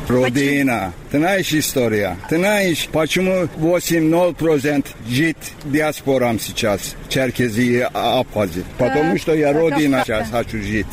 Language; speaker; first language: Russian; non-native, learner; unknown